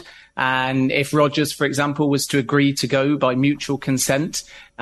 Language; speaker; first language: English; native; English